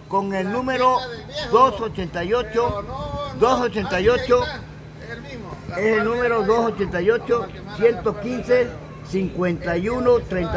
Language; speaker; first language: Spanish; native; Spanish